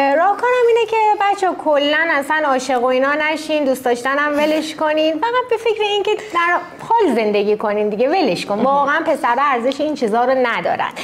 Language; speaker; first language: Persian; early bilingual, heritage; Turkish